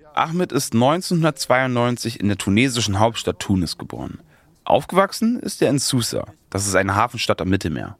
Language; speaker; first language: German; native; German